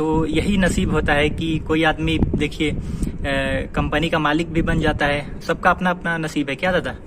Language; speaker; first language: Hindi; native; Hindi